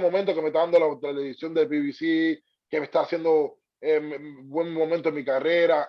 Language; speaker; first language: Spanish; native; Spanish